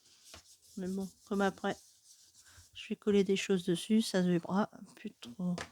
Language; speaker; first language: French; native; French